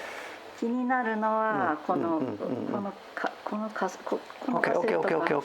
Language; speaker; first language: Japanese; native; Japanese